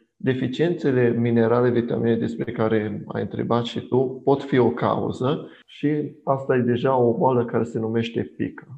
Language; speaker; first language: Romanian; non-native, local second language; Hungarian